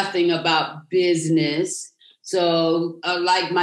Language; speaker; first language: English; native; English